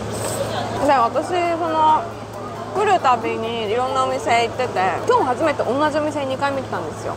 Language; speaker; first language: Japanese; native; Japanese